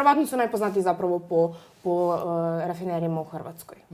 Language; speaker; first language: Serbian; native; Serbian